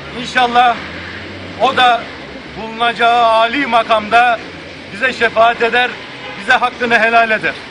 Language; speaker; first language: Turkish; native; Turkish